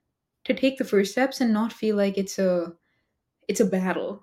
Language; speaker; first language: English; non-native, local second language; Hindi